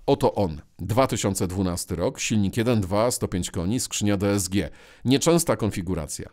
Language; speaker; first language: Polish; native; Polish